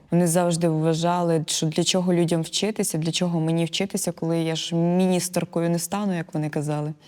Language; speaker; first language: Ukrainian; non-native, local second language; Romany